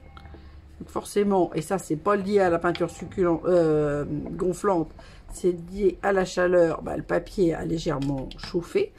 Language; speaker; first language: French; native; French